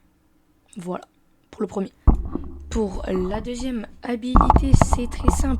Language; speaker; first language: French; native; French